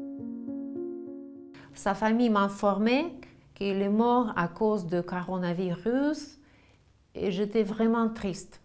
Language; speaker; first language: French; non-native, fluent; Russian